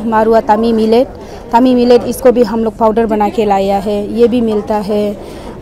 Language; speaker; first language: Hindi; non-native, local second language; Nyishi